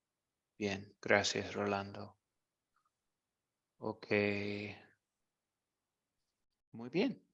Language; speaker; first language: Spanish; non-native, fluent; English